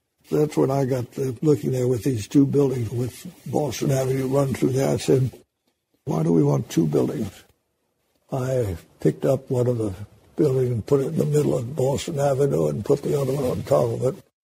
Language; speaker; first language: English; native; English